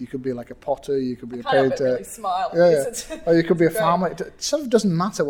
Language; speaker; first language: English; native; English